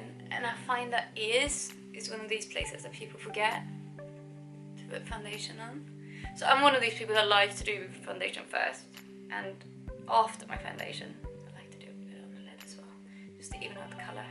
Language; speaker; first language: English; non-native, fluent; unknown